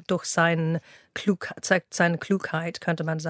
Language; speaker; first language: German; non-native, fluent; English